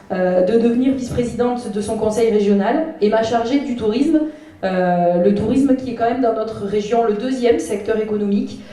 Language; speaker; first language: French; native; French